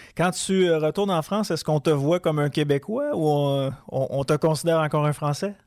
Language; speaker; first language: French; native; French